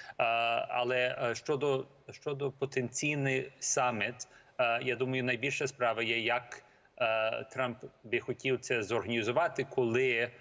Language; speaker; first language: Ukrainian; early bilingual, heritage; Ukrainian